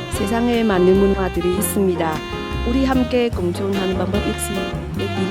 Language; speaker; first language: Korean; non-native, learner; Vietnamese